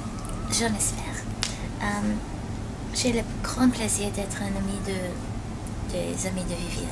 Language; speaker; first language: French; non-native, fluent; English